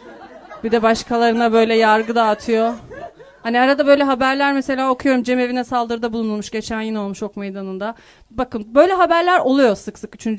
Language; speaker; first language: Turkish; native; Turkish